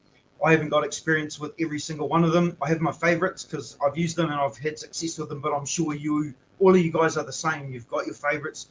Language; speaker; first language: English; native; English